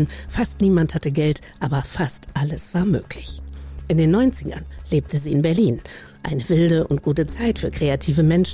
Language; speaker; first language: German; native; German